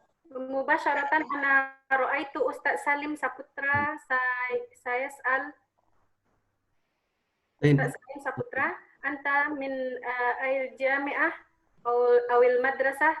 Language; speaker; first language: Arabic; non-native, fluent; Indonesian